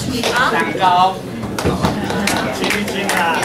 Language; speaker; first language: Chinese; native; Chinese